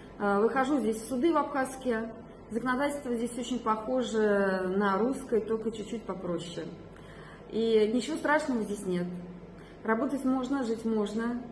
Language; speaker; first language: Russian; native; Russian